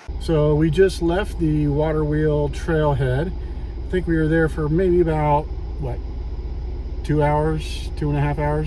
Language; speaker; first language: English; native; English